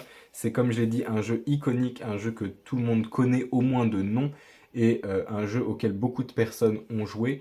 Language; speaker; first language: French; native; French